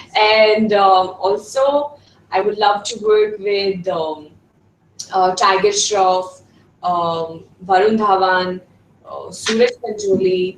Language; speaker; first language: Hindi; non-native, fluent; Swedish